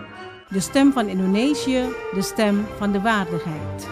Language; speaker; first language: Dutch; non-native, fluent; Indonesian